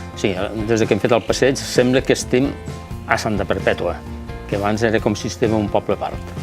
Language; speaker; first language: Catalan; native; Catalan